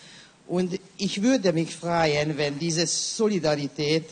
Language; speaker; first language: German; non-native, learner; Hungarian